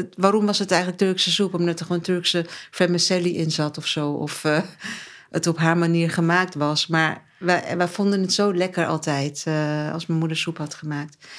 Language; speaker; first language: Dutch; early bilingual, other home language; Turkish